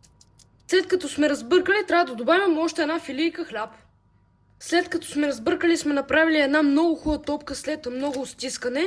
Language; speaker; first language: Bulgarian; native; Bulgarian